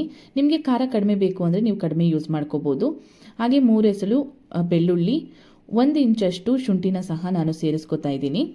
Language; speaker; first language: Kannada; native; Kannada